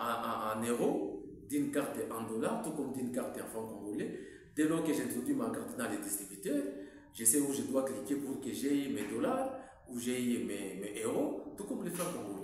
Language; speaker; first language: French; non-native, local second language; Swahili